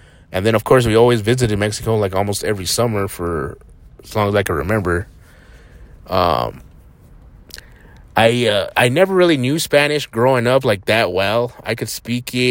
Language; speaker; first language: English; early bilingual, other home language; Spanish